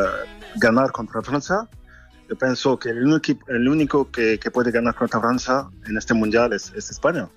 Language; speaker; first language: Spanish; non-native, fluent; French